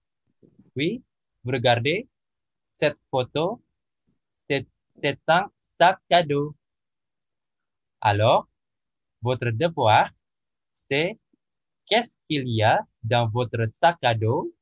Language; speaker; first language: French; non-native, learner; Indonesian